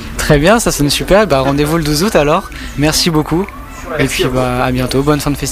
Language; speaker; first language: French; native; French